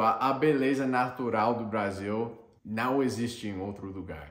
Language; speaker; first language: Portuguese; non-native, fluent; English